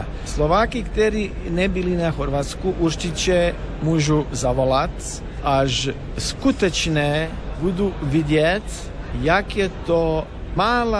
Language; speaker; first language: Slovak; non-native, learner; Croatian